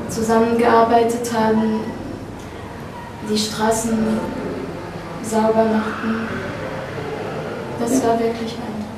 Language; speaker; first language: German; non-native, fluent; Arabic